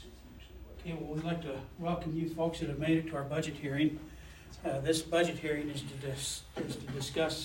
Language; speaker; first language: English; native; English